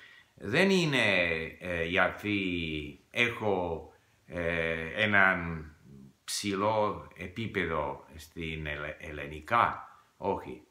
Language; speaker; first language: Greek; non-native, learner; English